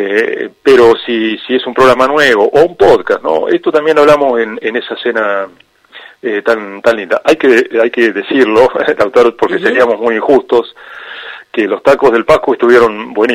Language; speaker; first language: Spanish; native; Spanish